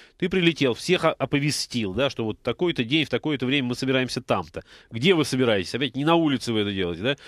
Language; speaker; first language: Russian; native; Russian